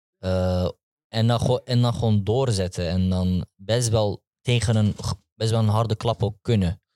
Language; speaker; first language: Dutch; native; Dutch